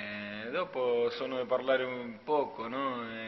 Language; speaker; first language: Italian; non-native, fluent; Spanish